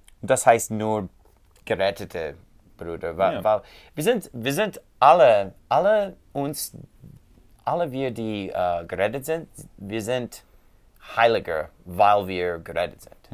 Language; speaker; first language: German; non-native, learner; English